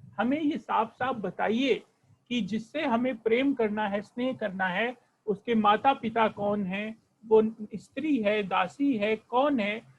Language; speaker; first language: Hindi; non-native, local second language; Marathi